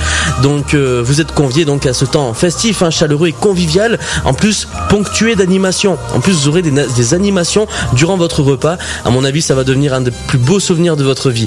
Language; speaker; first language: French; native; French